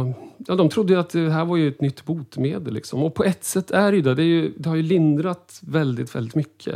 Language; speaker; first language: Swedish; native; Swedish